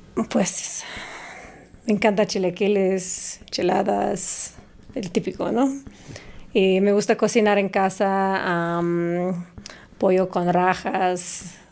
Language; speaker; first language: Spanish; non-native, fluent; English